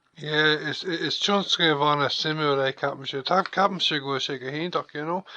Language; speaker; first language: Irish; non-native, local second language; English